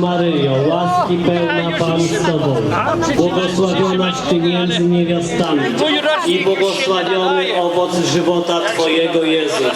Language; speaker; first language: Polish; native; Polish